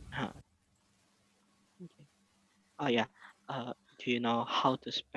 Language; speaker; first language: English; non-native, learner; Indonesian